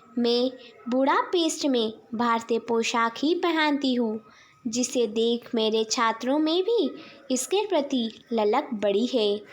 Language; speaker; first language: Hindi; native; Hindi